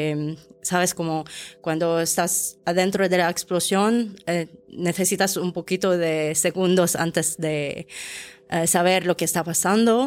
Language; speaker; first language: Spanish; non-native, fluent; Arabic